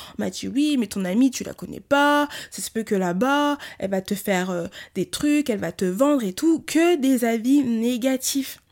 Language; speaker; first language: French; early bilingual, other home language; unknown